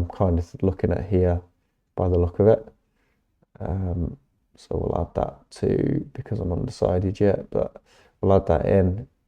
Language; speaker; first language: English; native; English